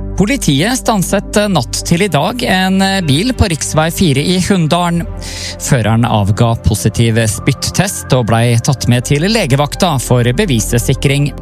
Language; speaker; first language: Norwegian; native; Norwegian